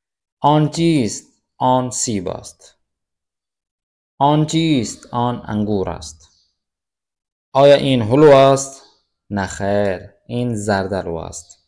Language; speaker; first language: Persian; non-native, fluent; Urdu